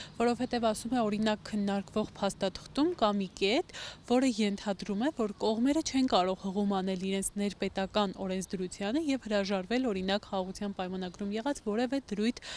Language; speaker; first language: Armenian; native; Armenian